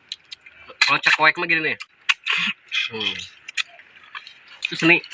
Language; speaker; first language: Indonesian; non-native, local second language; Sundanese